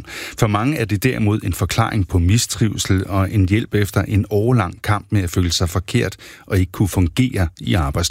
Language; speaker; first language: Danish; native; Danish